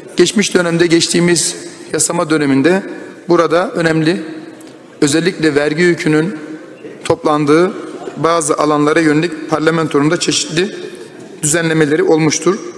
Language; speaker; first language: Turkish; native; Turkish